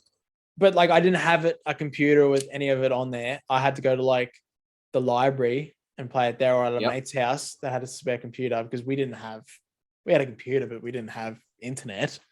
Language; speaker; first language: English; native; English